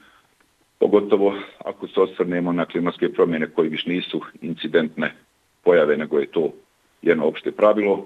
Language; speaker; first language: Bosnian; native; Bosnian